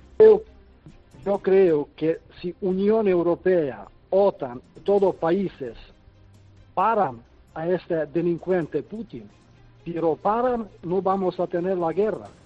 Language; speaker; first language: Spanish; non-native, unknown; Ukrainian